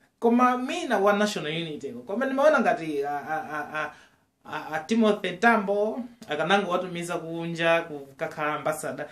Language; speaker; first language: Nyanja; native; Nyanja